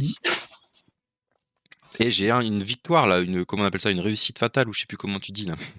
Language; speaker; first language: French; native; French